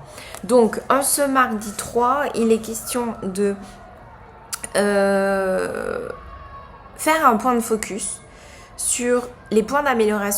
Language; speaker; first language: French; native; French